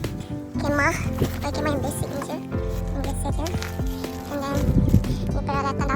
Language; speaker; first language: Malay; native; Malay